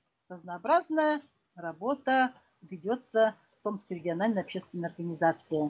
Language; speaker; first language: Russian; non-native, local second language; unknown